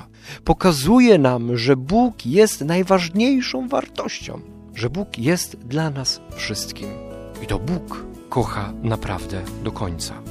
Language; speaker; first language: Polish; native; Polish